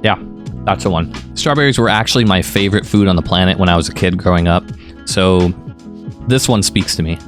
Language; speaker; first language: English; native; English